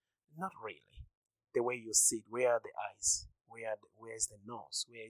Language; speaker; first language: English; non-native, local second language; Shona